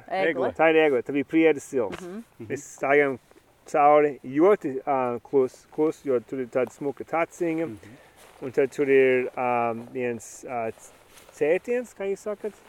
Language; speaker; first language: Latvian; early bilingual, heritage; Latvian